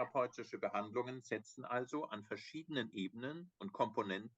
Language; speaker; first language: German; native; German